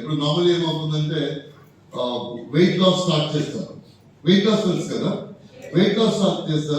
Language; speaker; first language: Telugu; non-native, fluent; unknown